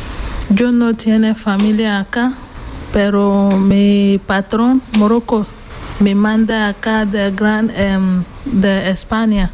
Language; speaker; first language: Spanish; non-native, learner; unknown